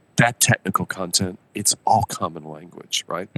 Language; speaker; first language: English; native; English